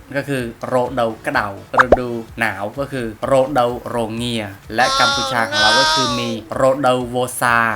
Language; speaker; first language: Thai; non-native, fluent; Khmer